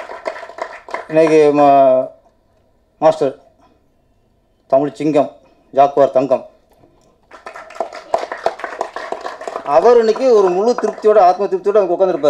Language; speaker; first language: Tamil; native; Tamil